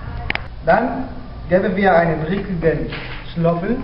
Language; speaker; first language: German; non-native, learner; Spanish